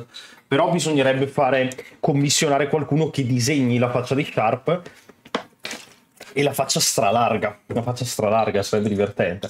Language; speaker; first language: Italian; native; Italian